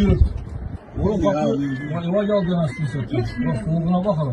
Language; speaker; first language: Turkish; native; Turkish